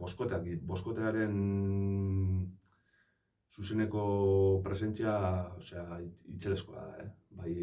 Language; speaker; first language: Basque; native; Basque